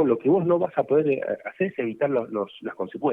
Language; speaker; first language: Spanish; native; Spanish